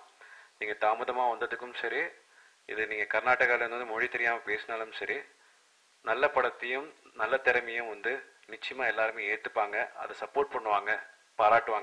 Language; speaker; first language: Tamil; native; Tamil